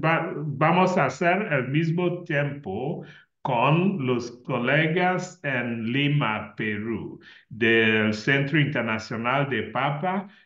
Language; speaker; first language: Spanish; non-native, learner; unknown